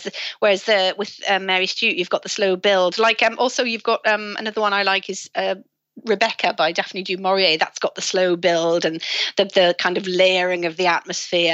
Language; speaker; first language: English; native; English